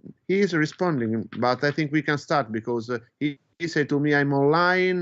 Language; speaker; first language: English; non-native, fluent; Italian